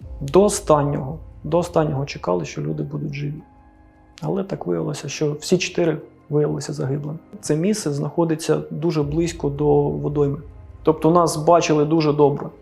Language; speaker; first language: Ukrainian; non-native, local second language; Russian